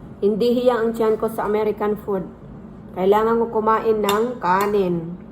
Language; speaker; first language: Filipino; non-native, local second language; Waray